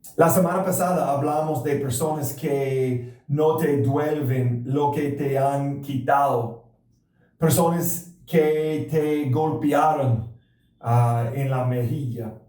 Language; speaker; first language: Spanish; non-native, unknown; English